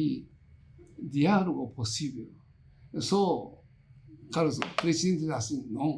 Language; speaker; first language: Portuguese; non-native, learner; Japanese